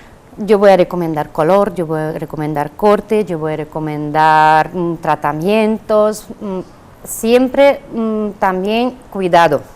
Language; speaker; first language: Spanish; non-native, fluent; Russian